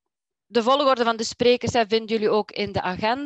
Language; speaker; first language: Dutch; native; Dutch